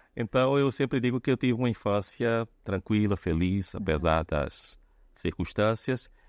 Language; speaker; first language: Portuguese; early bilingual, heritage; Portuguese